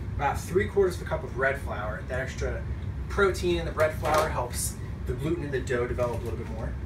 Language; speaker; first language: English; native; English